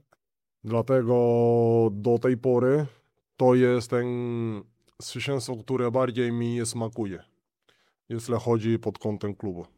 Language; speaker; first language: Polish; non-native, learner; Spanish